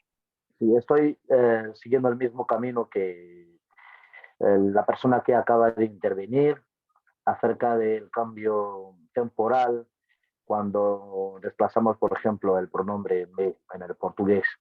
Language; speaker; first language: Spanish; non-native, fluent; Portuguese